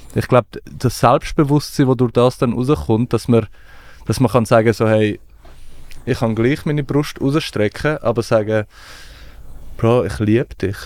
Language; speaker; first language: German; early bilingual, other home language; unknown